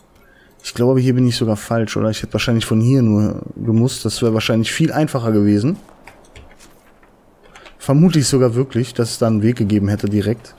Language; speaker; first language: German; native; German